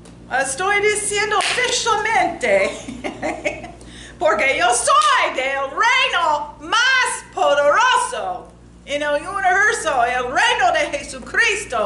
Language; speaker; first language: Spanish; non-native, learner; English